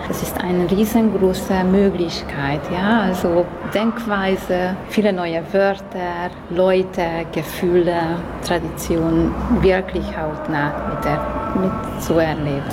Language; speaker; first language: German; non-native, fluent; Hungarian